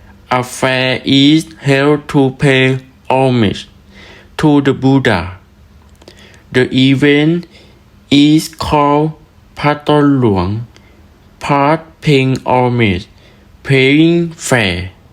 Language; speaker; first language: English; non-native, learner; Thai